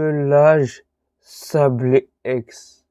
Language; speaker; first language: French; native; French